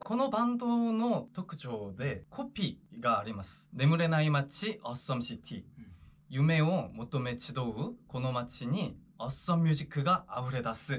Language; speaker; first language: Japanese; non-native, fluent; Korean